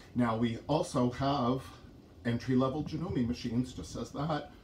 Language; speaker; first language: English; native; English